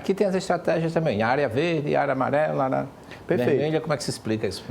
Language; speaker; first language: Portuguese; native; Portuguese